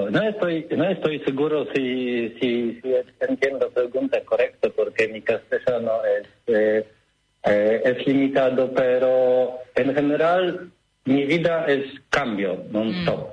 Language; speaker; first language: Spanish; non-native, learner; Polish